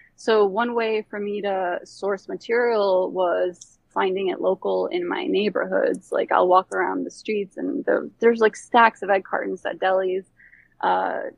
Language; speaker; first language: English; early bilingual, other home language; Bosnian